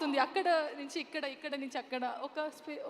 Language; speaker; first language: Telugu; non-native, learner; Kannada